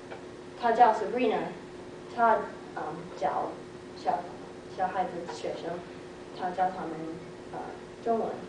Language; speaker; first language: Chinese; non-native, learner; English